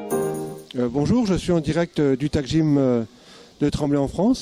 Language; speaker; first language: French; native; French